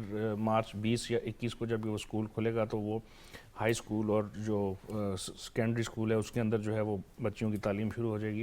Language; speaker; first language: Urdu; native; Urdu